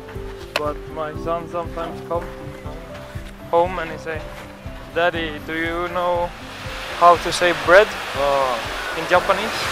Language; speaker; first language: English; non-native, fluent; Swedish